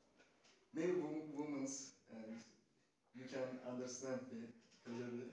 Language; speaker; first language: English; non-native, learner; Turkish